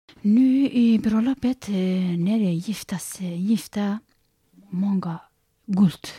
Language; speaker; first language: Swedish; non-native, learner; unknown